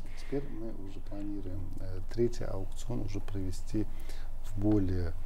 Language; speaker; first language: Russian; non-native, local second language; Uzbek